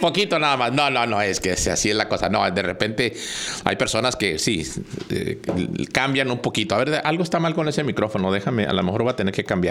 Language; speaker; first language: Spanish; native; Spanish